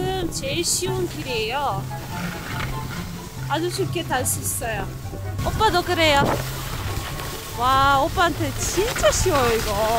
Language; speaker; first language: Korean; non-native, learner; Russian